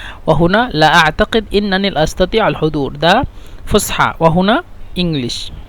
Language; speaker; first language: Arabic; non-native, fluent; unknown